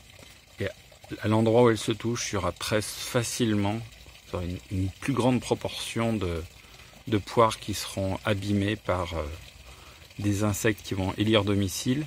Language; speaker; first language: French; native; French